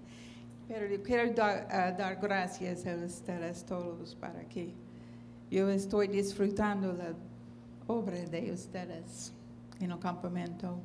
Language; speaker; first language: Spanish; non-native, fluent; English